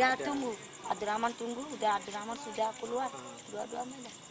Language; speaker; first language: Indonesian; non-native, learner; Rohingya